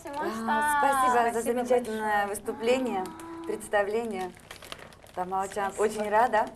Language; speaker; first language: Russian; native; Russian